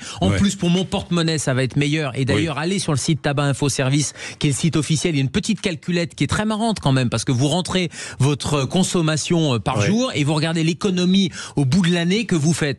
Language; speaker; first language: French; native; French